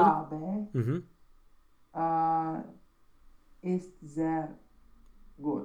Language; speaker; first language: German; non-native, learner; Romanian